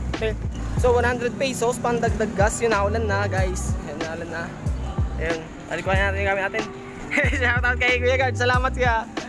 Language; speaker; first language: Filipino; non-native, local second language; Bikol